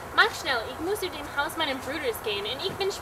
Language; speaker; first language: German; non-native, learner; English